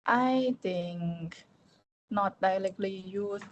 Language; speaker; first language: English; non-native, learner; Thai